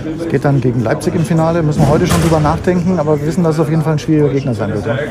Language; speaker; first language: German; native; German